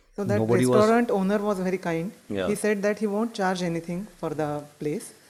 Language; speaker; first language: English; non-native, local second language; Marathi